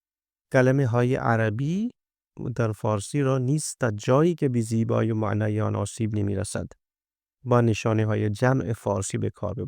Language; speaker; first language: Persian; non-native, fluent; Urdu